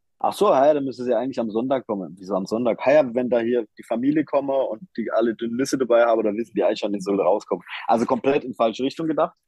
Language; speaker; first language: German; native; German